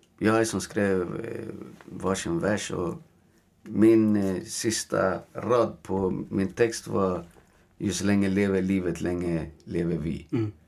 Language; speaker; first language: Swedish; early bilingual, other home language; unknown